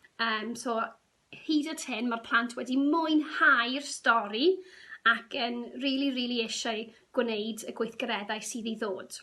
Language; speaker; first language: Welsh; non-native, local second language; English